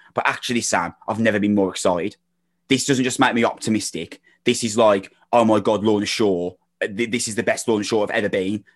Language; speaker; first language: English; native; English